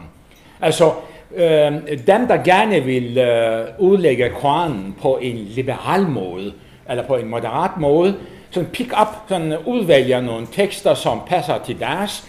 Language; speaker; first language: Danish; non-native, fluent; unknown